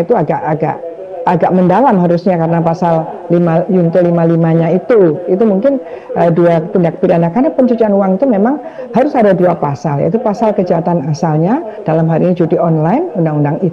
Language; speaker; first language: Indonesian; native; Indonesian